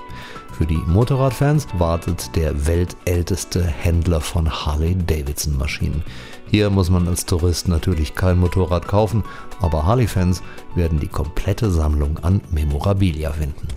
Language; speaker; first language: German; native; German